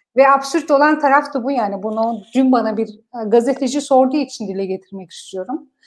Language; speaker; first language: Turkish; non-native, fluent; Kurdish